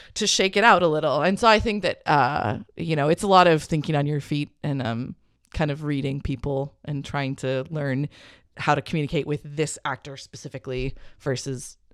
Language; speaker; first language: English; native; English